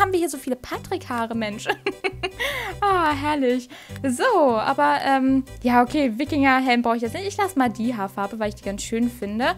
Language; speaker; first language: German; native; German